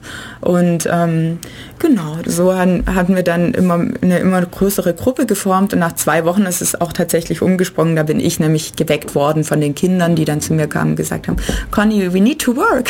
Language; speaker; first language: German; native; German